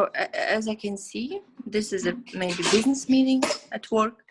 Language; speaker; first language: English; non-native, learner; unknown